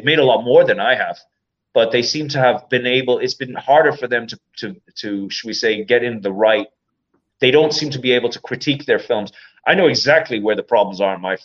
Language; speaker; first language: English; native; English